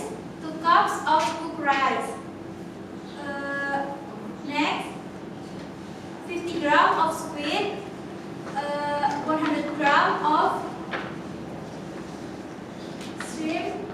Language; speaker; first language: English; non-native, local second language; Indonesian